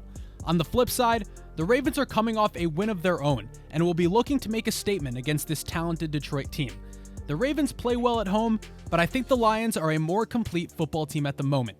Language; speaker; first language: English; native; English